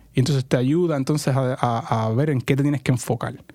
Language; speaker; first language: Spanish; native; Spanish